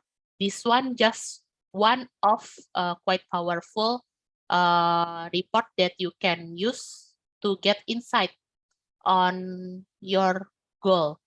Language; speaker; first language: English; non-native, learner; Indonesian